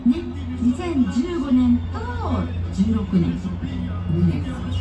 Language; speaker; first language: Japanese; native; Japanese